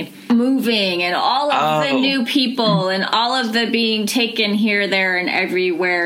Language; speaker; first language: English; native; English